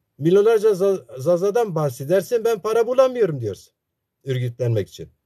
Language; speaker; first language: Turkish; non-native, local second language; Zaza